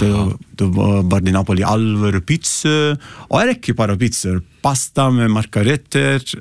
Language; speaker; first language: Icelandic; non-native, learner; Italian